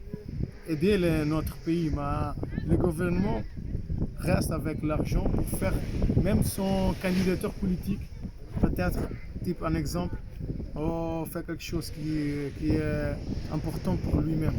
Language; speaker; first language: French; non-native, fluent; Kabuverdianu